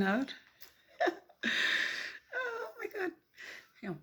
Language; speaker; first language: Icelandic; non-native, learner; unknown